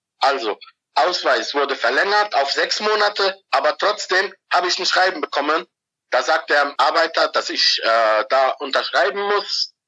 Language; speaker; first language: German; non-native, fluent; Arabic